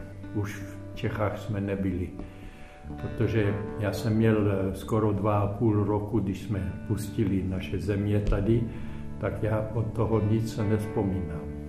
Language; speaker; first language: Czech; early bilingual, heritage; Czech